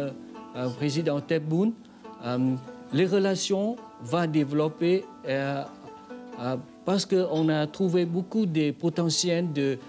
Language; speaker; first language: French; non-native, fluent; Vietnamese